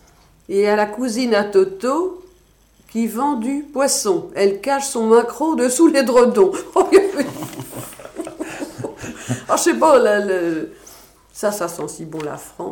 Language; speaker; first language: French; native; French